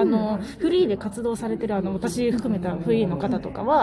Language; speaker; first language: Japanese; native; Japanese